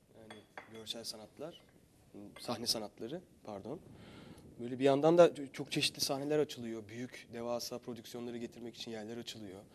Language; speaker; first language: Turkish; native; Turkish